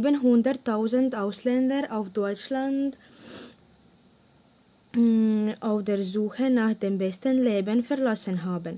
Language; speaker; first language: German; non-native, learner; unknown